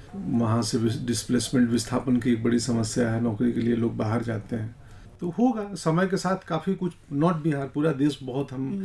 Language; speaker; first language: Hindi; native; Hindi